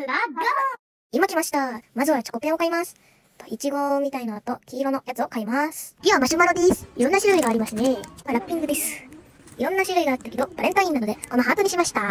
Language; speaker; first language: Japanese; early bilingual, other home language; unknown